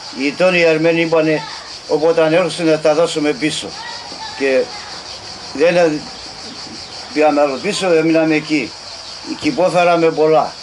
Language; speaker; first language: Greek; early bilingual, heritage; Greek